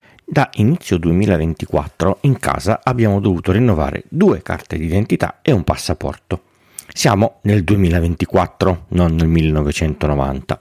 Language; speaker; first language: Italian; native; Italian